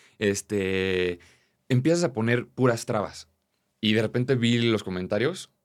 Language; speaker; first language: Spanish; native; Spanish